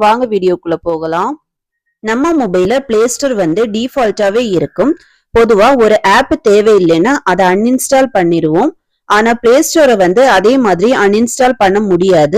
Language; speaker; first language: Tamil; native; Tamil